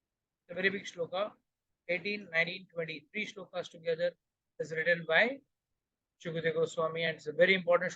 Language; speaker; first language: English; non-native, local second language; Hindi